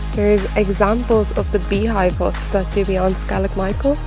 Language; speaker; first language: English; native; English